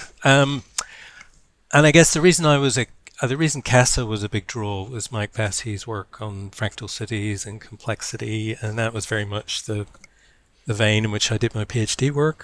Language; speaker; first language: English; native; English